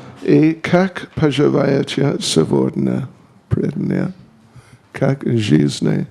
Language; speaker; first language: Russian; non-native, learner; English